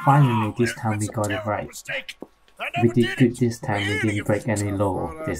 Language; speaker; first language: English; non-native, fluent; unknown